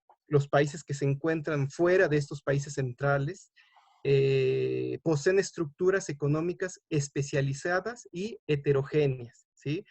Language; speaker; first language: Spanish; native; Spanish